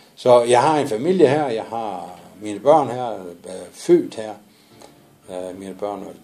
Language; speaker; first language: Danish; non-native, fluent; Arabic